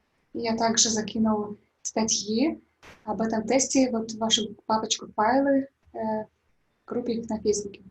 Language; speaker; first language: Russian; native; Russian